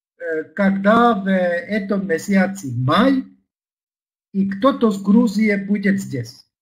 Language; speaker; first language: Russian; non-native, learner; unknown